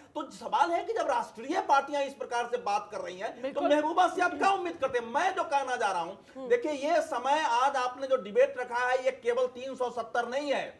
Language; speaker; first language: Hindi; native; Hindi